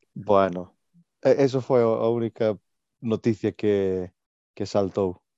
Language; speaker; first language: Galician; non-native, local second language; Spanish